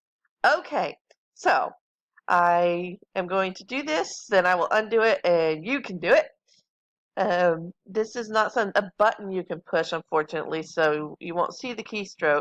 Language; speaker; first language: English; native; English